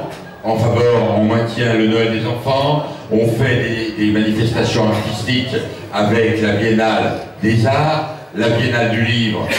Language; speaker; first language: French; native; French